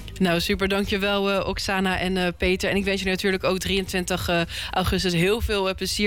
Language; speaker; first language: Dutch; native; Dutch